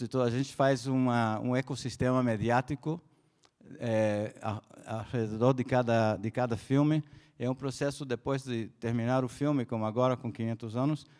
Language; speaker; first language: Portuguese; non-native, fluent; Spanish